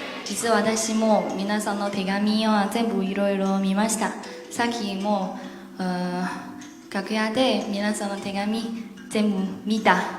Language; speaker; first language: Japanese; non-native, learner; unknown